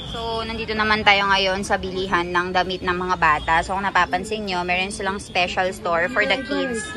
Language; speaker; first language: Filipino; native; Filipino